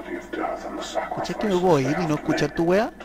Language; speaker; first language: Spanish; native; Spanish